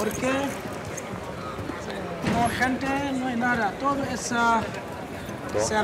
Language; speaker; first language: Spanish; non-native, learner; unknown